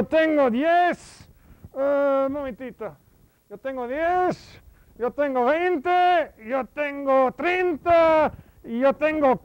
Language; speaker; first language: Spanish; non-native, fluent; English